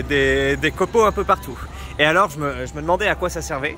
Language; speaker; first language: French; native; French